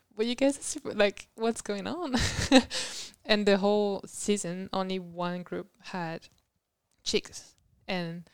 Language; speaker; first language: English; non-native, fluent; French